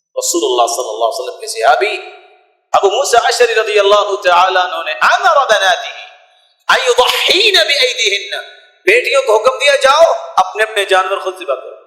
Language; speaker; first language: Urdu; non-native, local second language; Punjabi